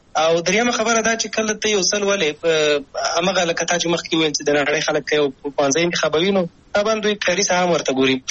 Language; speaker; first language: Pashto; native; Pashto